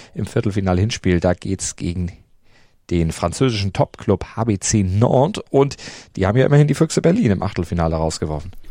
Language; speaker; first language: German; native; German